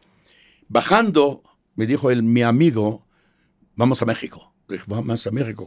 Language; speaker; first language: Spanish; non-native, fluent; Hebrew